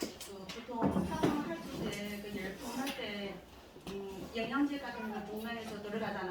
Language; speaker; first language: Korean; non-native, learner; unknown